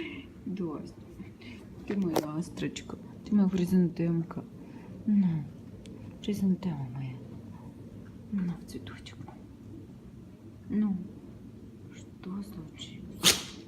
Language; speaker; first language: Russian; native; Russian